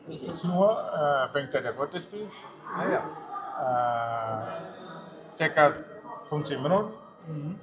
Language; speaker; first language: German; non-native, fluent; Tamil